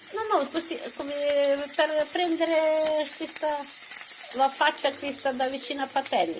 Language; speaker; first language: Italian; non-native, learner; Ukrainian